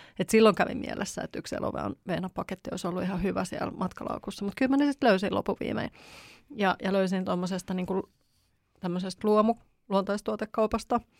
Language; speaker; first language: Finnish; native; Finnish